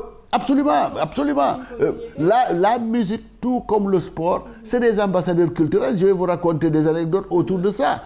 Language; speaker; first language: French; non-native, local second language; Wolof